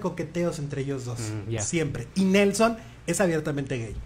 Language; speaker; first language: Spanish; native; Spanish